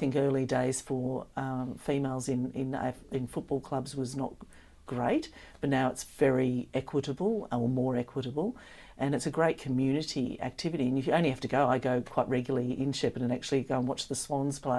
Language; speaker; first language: English; native; English